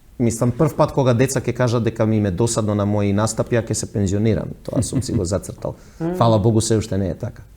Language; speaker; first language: Macedonian; early bilingual, heritage; Macedonian